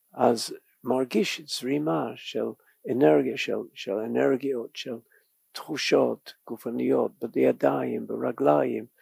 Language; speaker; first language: Hebrew; non-native, learner; English